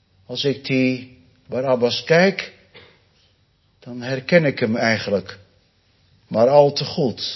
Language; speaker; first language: Dutch; native; Dutch